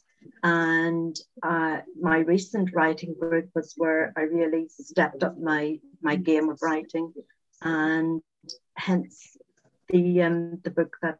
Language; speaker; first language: English; native; English